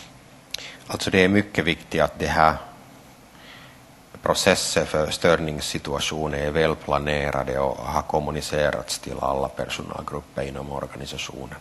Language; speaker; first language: Swedish; non-native, local second language; Finnish